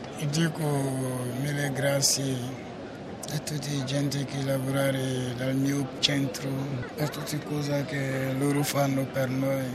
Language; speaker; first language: Italian; non-native, learner; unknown